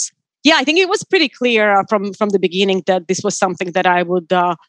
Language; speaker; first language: English; non-native, fluent; Georgian